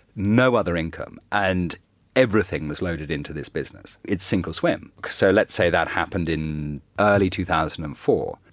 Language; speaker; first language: English; native; English